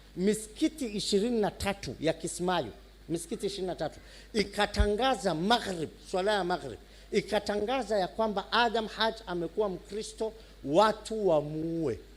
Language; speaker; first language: Swahili; non-native, fluent; Somali